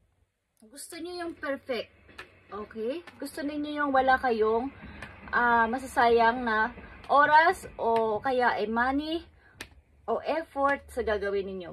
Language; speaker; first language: Filipino; native; Filipino